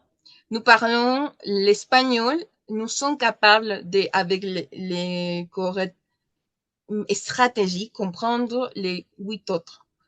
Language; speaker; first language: French; non-native, learner; Spanish